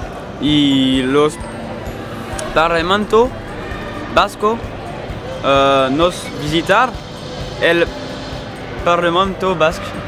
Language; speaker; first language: Spanish; non-native, learner; French